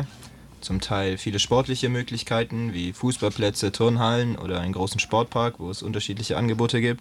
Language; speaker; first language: German; native; German